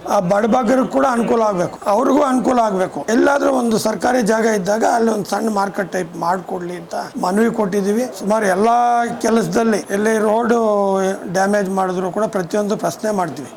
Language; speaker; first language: Kannada; native; Kannada